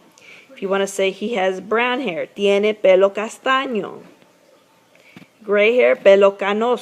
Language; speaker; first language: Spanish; non-native, fluent; English